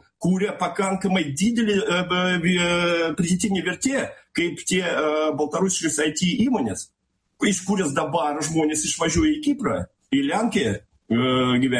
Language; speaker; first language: Lithuanian; non-native, local second language; Russian